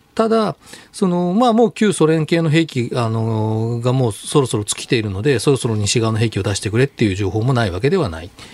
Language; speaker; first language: Japanese; native; Japanese